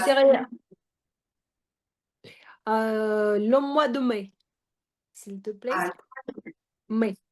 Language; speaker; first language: French; non-native, fluent; Russian